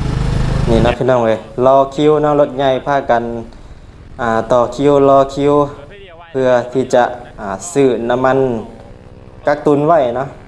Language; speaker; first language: Thai; non-native, local second language; Northeastern Thai